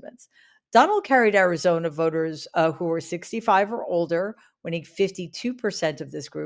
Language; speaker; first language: English; native; English